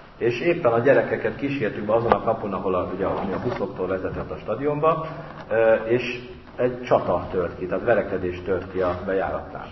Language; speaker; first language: Hungarian; native; Hungarian